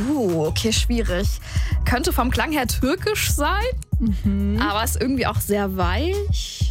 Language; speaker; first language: German; native; German